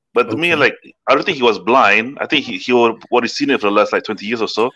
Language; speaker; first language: English; non-native, local second language; Malay